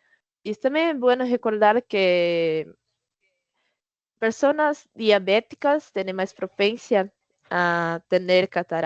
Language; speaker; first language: Spanish; non-native, learner; Portuguese